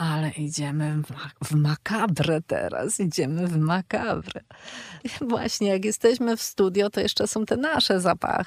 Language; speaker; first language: Polish; native; Polish